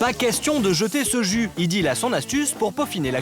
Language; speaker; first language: French; native; French